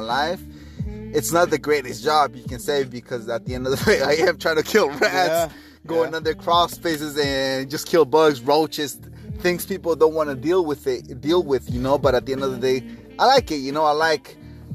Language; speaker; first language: English; non-native, fluent; Spanish